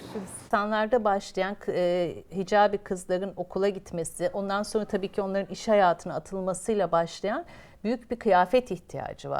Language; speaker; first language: Turkish; native; Turkish